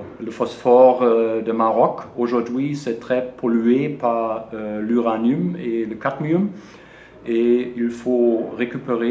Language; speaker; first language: French; non-native, learner; German